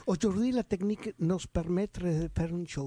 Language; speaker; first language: French; non-native, fluent; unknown